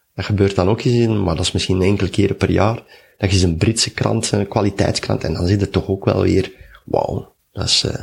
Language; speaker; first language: Dutch; native; Dutch